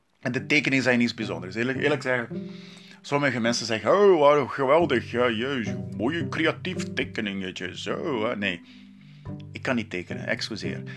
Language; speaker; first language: Dutch; non-native, learner; Portuguese